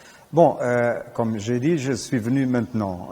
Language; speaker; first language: French; non-native, fluent; Portuguese